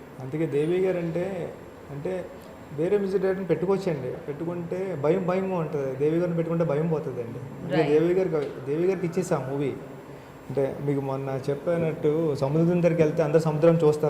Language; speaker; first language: Telugu; native; Telugu